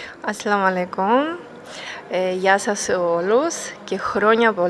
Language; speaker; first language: Greek; non-native, fluent; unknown